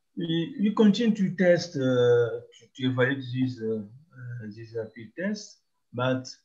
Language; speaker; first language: English; non-native, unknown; French